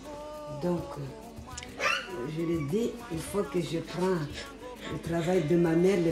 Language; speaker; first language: French; non-native, local second language; Comorian